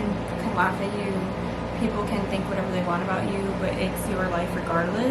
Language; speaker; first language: English; native; English